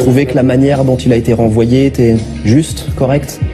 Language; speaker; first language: French; native; French